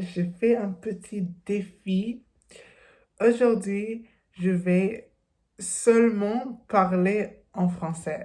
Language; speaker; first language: French; non-native, learner; English